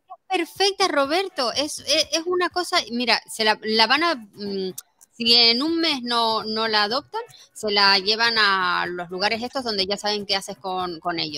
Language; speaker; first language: Spanish; native; Spanish